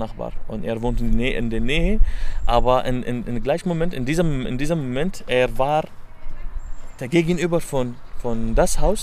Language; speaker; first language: German; non-native, learner; Arabic